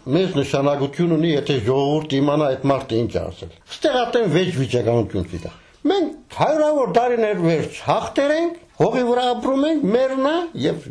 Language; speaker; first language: Armenian; early bilingual, heritage; Armenian